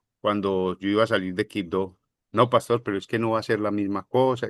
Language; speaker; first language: Spanish; native; Spanish